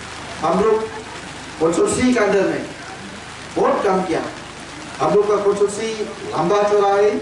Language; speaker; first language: Hindi; non-native, local second language; Khasi